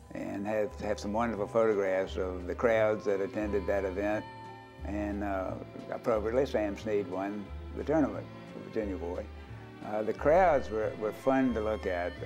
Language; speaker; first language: English; native; English